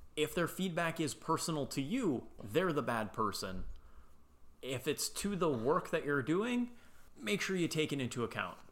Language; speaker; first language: English; native; English